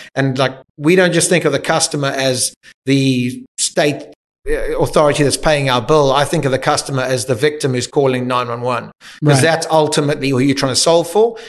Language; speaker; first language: English; native; English